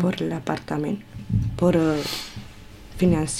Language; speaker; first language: French; non-native, learner; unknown